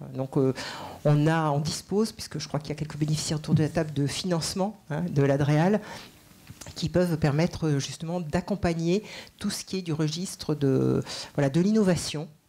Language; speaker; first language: French; native; French